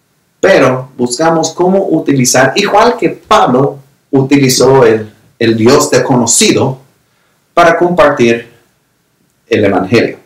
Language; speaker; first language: Spanish; non-native, fluent; English